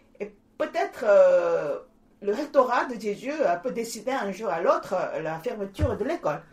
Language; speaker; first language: French; non-native, fluent; Korean